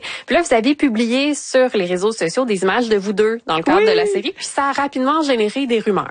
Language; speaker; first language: French; native; French